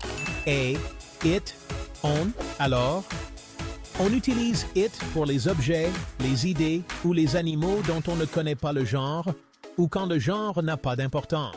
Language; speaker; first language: French; non-native, local second language; Haitian Creole